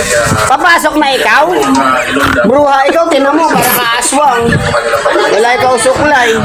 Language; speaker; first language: Filipino; non-native, local second language; Cebuano